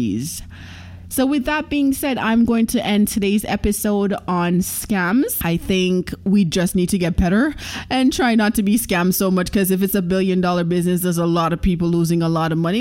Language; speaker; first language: English; non-native, local second language; Jamaican Creole English